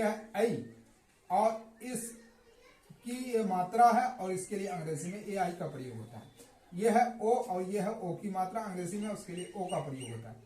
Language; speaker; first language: Hindi; native; Hindi